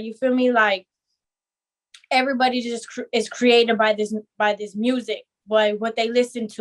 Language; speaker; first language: English; native; English